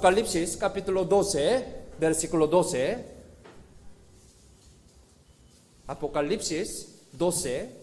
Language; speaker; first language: Spanish; non-native, fluent; Korean